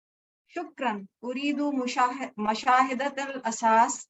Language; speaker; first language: Arabic; non-native, learner; Urdu